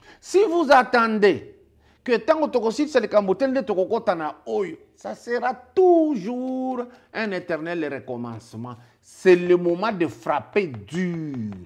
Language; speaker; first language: French; non-native, local second language; Lingala